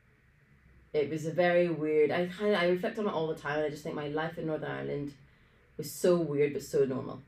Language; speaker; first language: English; early bilingual, other home language; Arabic